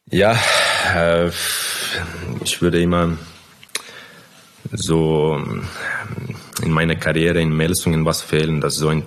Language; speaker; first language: German; non-native, fluent; Croatian